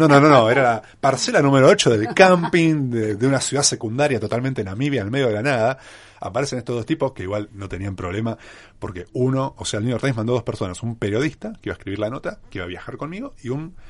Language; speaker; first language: Spanish; native; Spanish